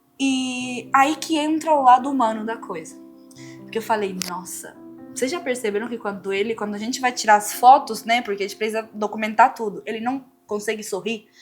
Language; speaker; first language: Portuguese; non-native, fluent; Spanish